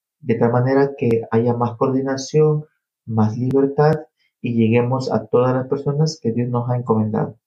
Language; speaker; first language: Spanish; native; Spanish